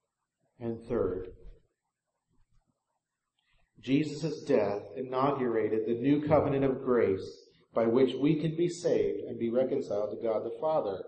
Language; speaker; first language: English; native; English